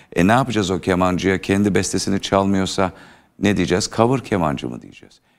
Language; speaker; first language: Turkish; native; Turkish